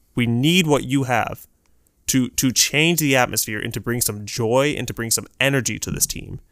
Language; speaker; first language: English; early bilingual, other home language; Urdu